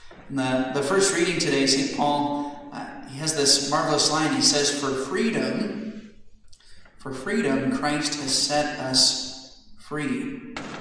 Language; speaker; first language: English; native; English